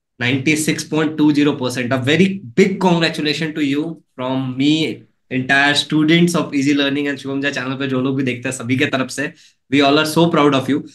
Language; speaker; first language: Hindi; native; Hindi